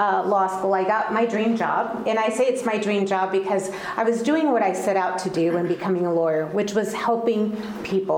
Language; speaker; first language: English; early bilingual, other home language; Spanish